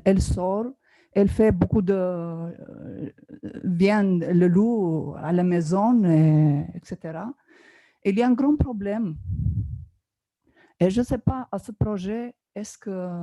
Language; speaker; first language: French; non-native, learner; Albanian